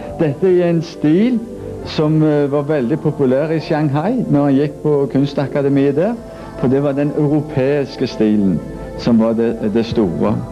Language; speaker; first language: Norwegian; native; Norwegian